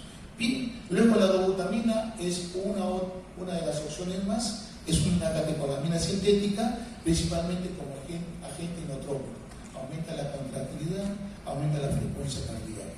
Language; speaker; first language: Spanish; native; Spanish